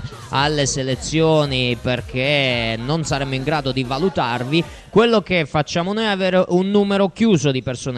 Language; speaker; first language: Italian; native; Italian